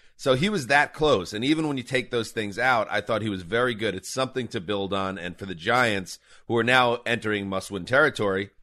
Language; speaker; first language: English; native; English